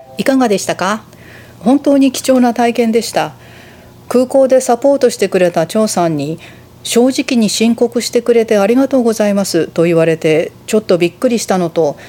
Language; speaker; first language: Japanese; native; Japanese